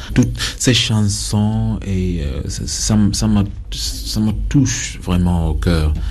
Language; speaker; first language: French; non-native, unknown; Acoli